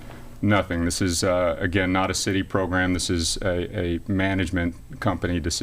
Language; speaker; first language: English; native; English